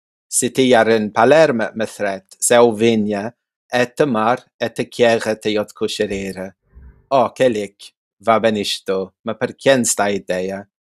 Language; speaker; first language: Albanian; early bilingual, heritage; Albanian